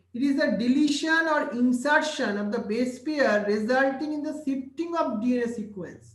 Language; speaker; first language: English; non-native, local second language; Bangla